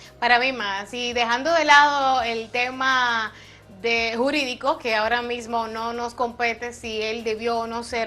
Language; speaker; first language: Spanish; native; Spanish